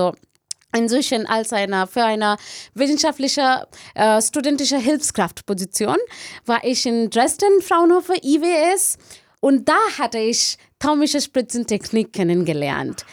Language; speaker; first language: German; non-native, learner; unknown